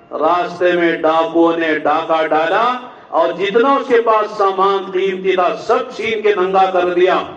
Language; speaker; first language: Urdu; native; Urdu